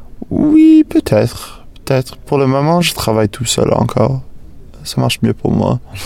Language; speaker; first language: French; non-native, fluent; English